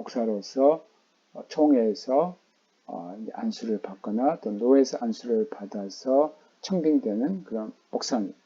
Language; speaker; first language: Korean; native; Korean